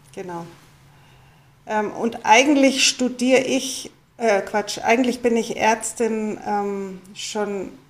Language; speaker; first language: German; native; German